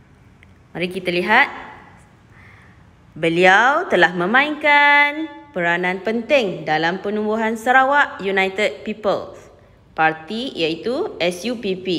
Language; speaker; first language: Malay; native; Malay